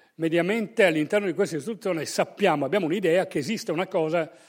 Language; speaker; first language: Italian; native; Italian